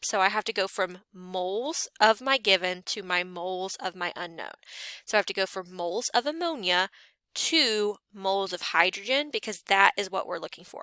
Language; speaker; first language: English; native; English